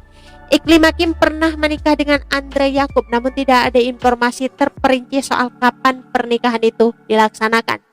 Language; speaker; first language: Indonesian; native; Indonesian